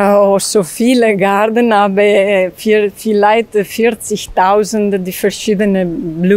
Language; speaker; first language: German; non-native, learner; Italian